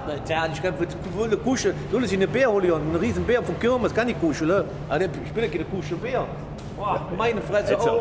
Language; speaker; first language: German; native; German